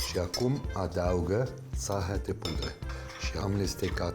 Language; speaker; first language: Romanian; non-native, learner; Swiss German